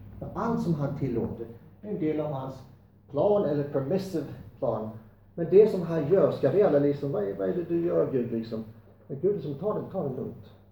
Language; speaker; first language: Swedish; non-native, fluent; English